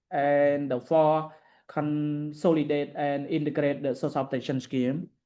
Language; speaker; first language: English; non-native, learner; Khmer